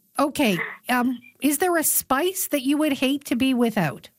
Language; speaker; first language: English; native; English